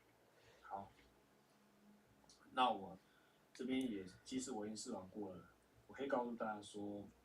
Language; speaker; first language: Chinese; native; Chinese